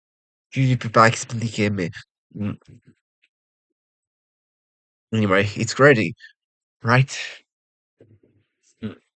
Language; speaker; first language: French; non-native, learner; Japanese